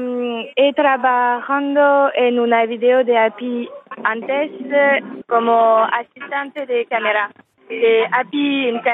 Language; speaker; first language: Spanish; non-native, learner; French